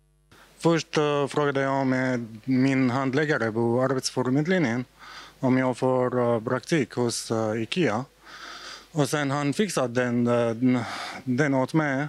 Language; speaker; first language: Swedish; non-native, learner; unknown